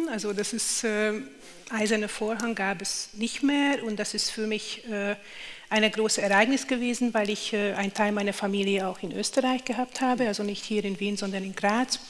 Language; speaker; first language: German; non-native, fluent; Hungarian